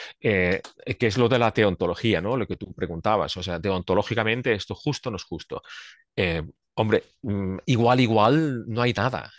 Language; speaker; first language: Spanish; non-native, fluent; Swiss German